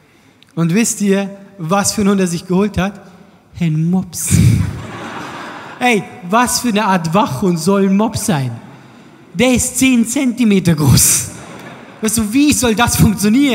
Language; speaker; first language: German; native; German